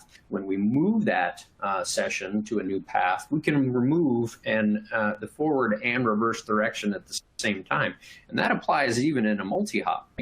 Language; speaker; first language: English; native; English